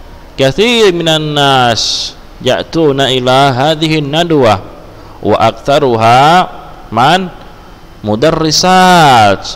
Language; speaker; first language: Arabic; non-native, fluent; Indonesian